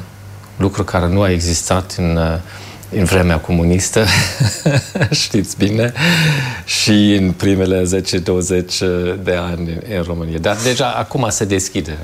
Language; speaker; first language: Romanian; non-native, fluent; German